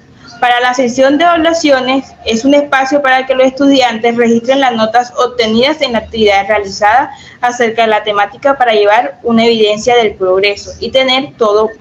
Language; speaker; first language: Spanish; native; Spanish